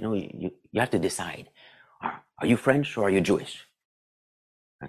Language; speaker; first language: English; non-native, fluent; French